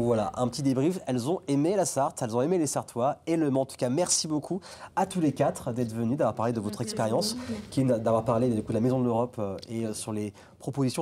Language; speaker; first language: French; native; French